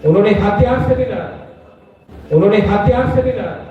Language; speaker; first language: Hindi; non-native, local second language; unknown